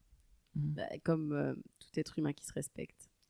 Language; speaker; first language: French; native; French